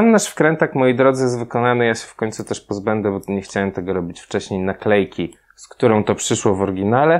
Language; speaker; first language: Polish; native; Polish